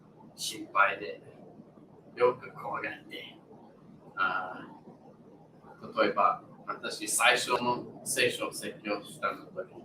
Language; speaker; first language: Japanese; non-native, learner; English